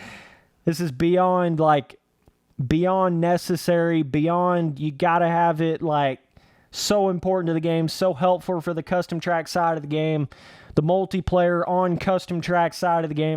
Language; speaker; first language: English; native; English